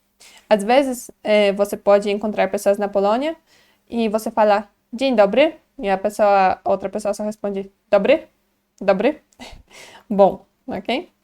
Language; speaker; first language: Portuguese; non-native, fluent; Polish